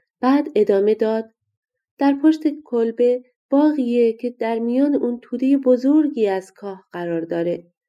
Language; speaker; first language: Persian; native; Persian